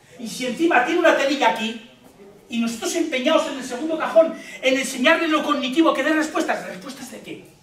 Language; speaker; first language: Spanish; native; Spanish